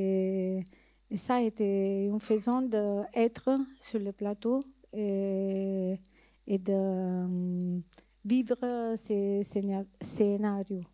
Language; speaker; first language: French; non-native, learner; Italian